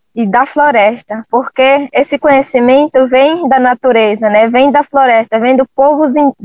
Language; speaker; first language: Portuguese; non-native, local second language; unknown